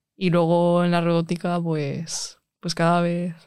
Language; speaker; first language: Spanish; native; Spanish